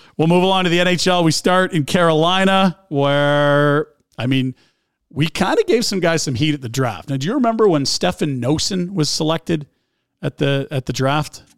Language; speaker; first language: English; native; English